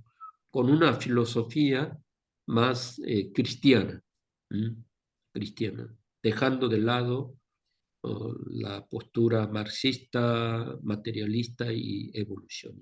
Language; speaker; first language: Spanish; non-native, fluent; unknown